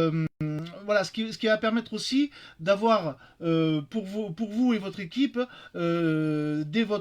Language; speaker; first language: French; native; French